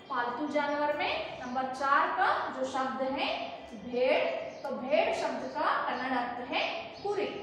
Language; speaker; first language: Hindi; non-native, local second language; Kannada